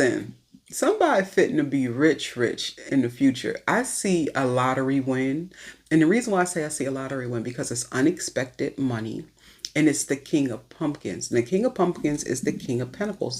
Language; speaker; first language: English; native; English